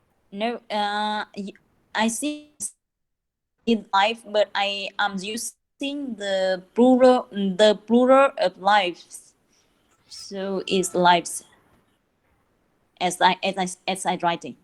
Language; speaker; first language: English; non-native, learner; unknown